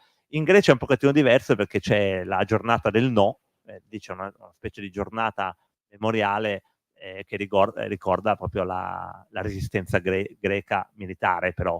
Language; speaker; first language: Italian; native; Italian